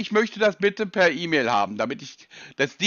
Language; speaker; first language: German; native; German